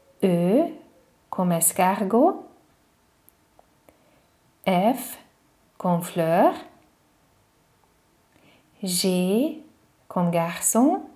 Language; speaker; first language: French; non-native, fluent; Hungarian